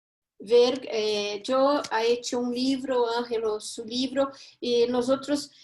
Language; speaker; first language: Spanish; non-native, fluent; Portuguese